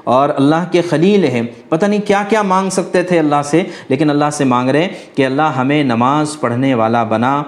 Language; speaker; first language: Urdu; native; Urdu